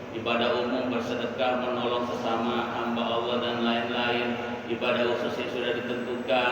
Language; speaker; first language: Indonesian; native; Indonesian